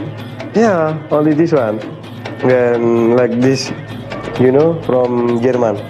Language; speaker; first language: English; non-native, learner; Indonesian